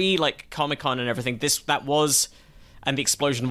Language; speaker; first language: English; native; English